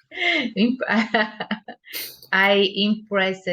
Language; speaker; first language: English; non-native, learner; Portuguese